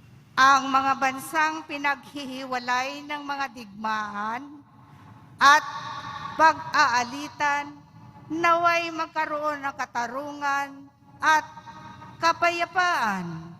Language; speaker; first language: Filipino; native; Filipino